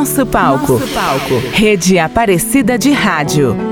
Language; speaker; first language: Portuguese; native; Portuguese